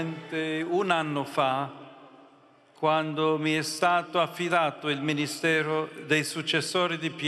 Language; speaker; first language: Italian; non-native, fluent; English